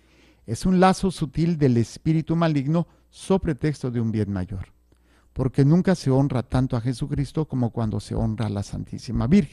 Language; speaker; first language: Spanish; native; Spanish